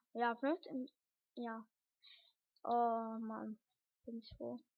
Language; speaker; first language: German; early bilingual, other home language; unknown